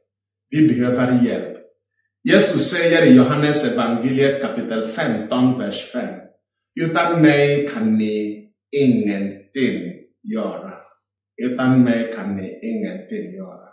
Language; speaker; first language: Swedish; non-native, fluent; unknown